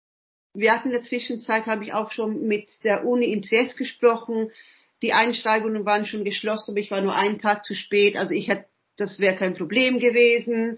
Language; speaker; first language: German; early bilingual, other home language; Italian